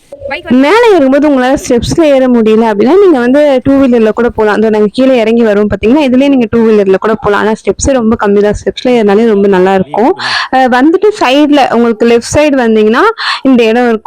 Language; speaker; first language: Tamil; native; Tamil